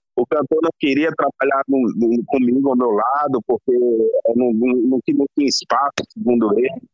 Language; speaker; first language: Portuguese; native; Portuguese